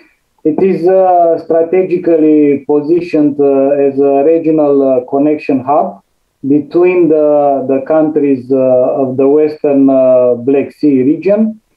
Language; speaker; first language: English; non-native, fluent; Romanian